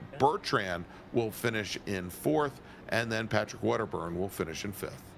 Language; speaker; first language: English; native; English